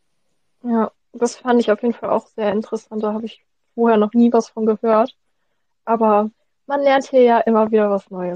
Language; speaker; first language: German; native; German